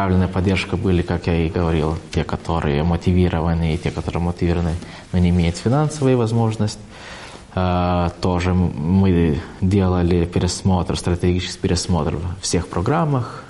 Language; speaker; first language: Russian; non-native, fluent; Lithuanian